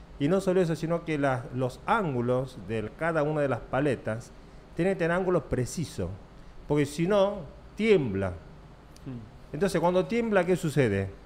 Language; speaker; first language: Spanish; early bilingual, other home language; Korean